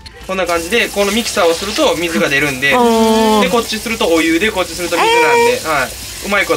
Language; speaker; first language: Japanese; native; Japanese